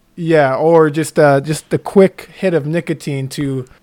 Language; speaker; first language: English; native; English